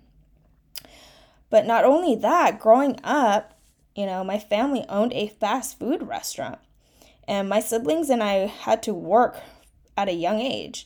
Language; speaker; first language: English; early bilingual, other home language; Chinese